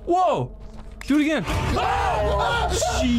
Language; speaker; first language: English; native; English